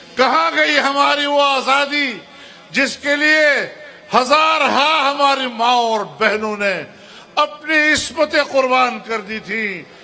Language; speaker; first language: Urdu; non-native, local second language; Pashto